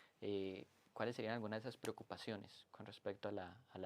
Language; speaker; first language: Spanish; native; Spanish